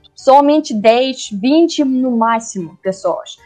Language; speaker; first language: Portuguese; non-native, learner; Russian